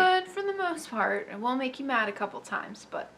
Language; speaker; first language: English; native; English